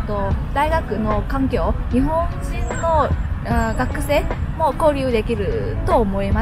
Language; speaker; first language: Japanese; non-native, learner; Vietnamese